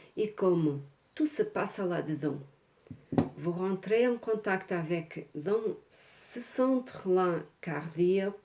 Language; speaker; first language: French; non-native, fluent; Portuguese